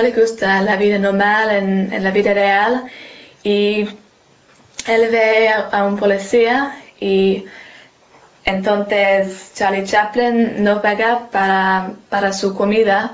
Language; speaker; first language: Spanish; non-native, learner; English